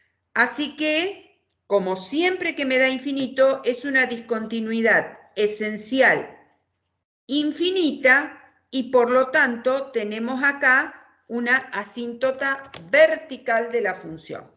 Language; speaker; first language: Spanish; native; Spanish